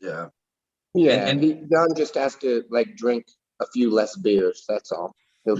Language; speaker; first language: English; native; English